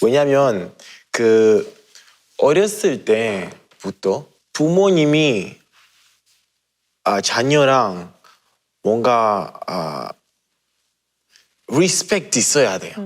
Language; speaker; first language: Korean; non-native, learner; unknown